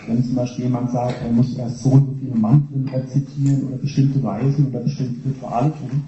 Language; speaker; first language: German; native; German